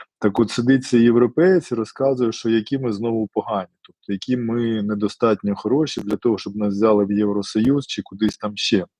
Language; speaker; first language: Ukrainian; non-native, local second language; Russian